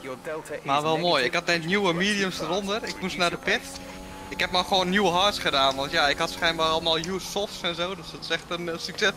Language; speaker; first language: Dutch; native; Dutch